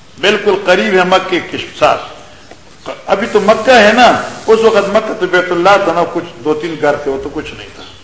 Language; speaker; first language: Urdu; native; Urdu